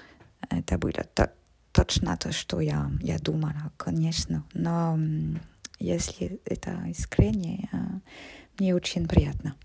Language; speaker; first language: Russian; non-native, learner; French